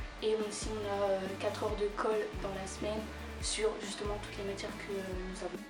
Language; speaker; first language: French; native; French